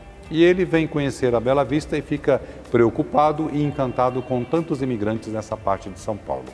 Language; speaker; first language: Portuguese; native; Portuguese